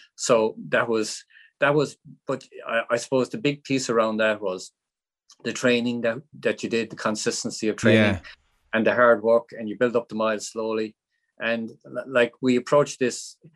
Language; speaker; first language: English; native; English